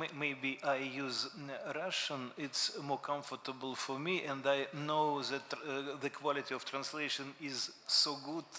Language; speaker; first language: English; non-native, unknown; Russian